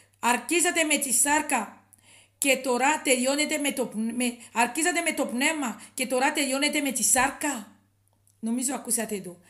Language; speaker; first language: Greek; non-native, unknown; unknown